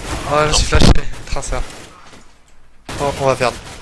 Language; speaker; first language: French; native; French